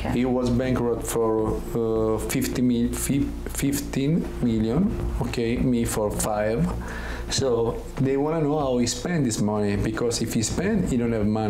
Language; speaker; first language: English; non-native, learner; Italian